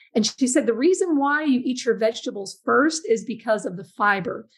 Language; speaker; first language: English; native; English